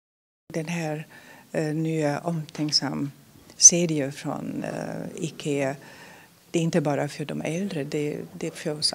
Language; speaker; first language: Swedish; non-native, fluent; German